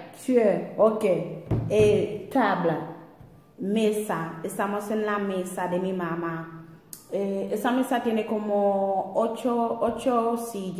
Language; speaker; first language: Spanish; non-native, learner; Haitian Creole